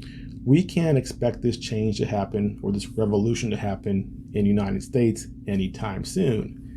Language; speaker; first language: English; native; English